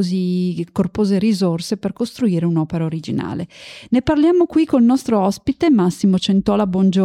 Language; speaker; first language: Italian; native; Italian